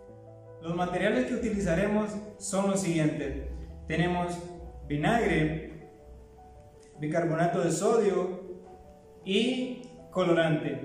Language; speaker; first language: Spanish; native; Spanish